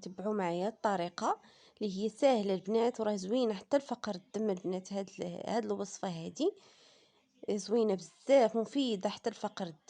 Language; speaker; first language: Arabic; native; Arabic